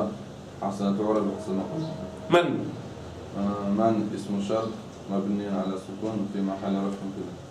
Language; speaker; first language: Arabic; non-native, learner; Chechen